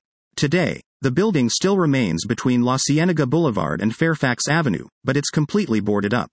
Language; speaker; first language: English; early bilingual, other home language; Persian